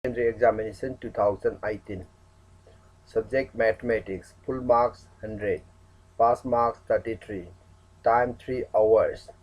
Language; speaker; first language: English; non-native, local second language; Manipuri